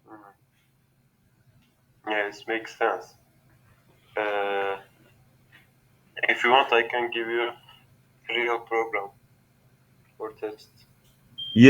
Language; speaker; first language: English; non-native, learner; Turkish